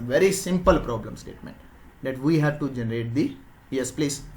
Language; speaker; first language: English; non-native, local second language; Hindi